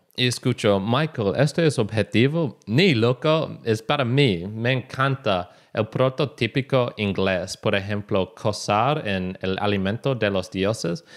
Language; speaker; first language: Spanish; non-native, learner; English